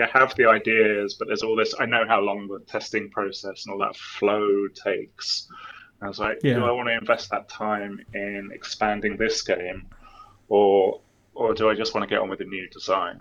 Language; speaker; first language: English; native; English